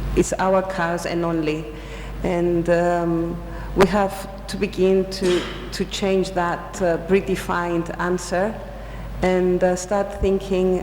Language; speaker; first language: English; non-native, local second language; Greek